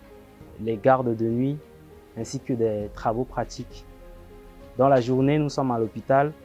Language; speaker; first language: French; non-native, local second language; Sango